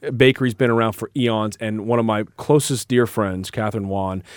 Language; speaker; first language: English; native; English